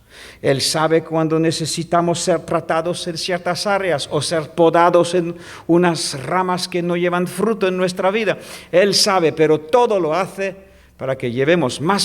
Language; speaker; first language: Spanish; non-native, fluent; French